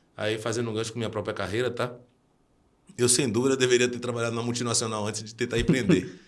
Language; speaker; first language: Portuguese; early bilingual, heritage; Portuguese